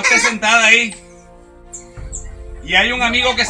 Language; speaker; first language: Spanish; native; Spanish